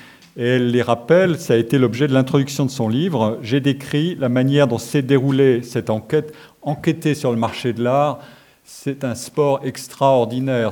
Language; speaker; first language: French; native; French